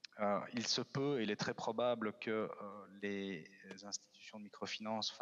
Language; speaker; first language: French; native; French